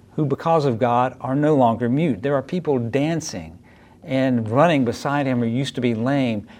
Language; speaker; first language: English; native; English